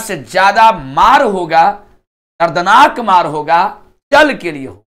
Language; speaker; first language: Hindi; native; Hindi